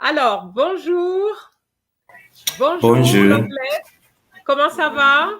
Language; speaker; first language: French; non-native, fluent; English